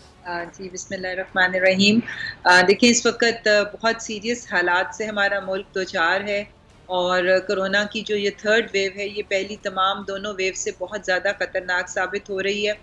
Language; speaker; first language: Urdu; native; Urdu